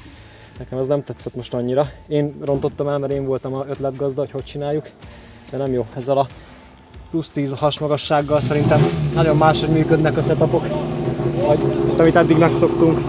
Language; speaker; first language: Hungarian; native; Hungarian